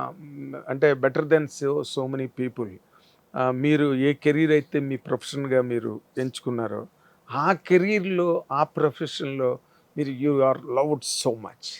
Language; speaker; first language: Telugu; native; Telugu